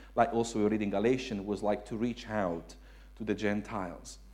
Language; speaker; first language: English; non-native, fluent; Italian